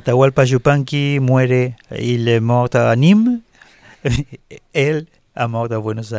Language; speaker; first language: French; non-native, learner; Spanish